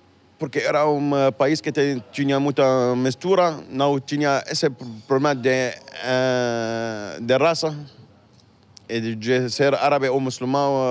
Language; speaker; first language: Portuguese; non-native, fluent; Arabic